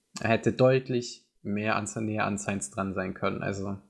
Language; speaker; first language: German; native; German